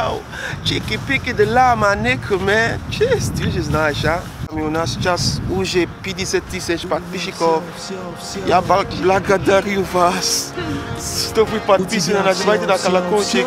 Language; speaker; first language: Russian; non-native, learner; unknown